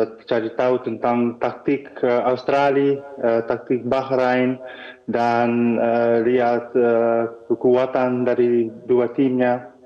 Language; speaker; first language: Indonesian; non-native, fluent; Dutch